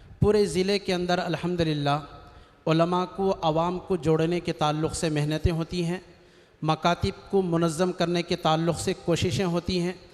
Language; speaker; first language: Urdu; native; Urdu